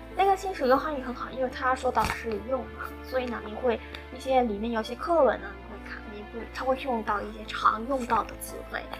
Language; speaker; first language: Chinese; non-native, fluent; Cantonese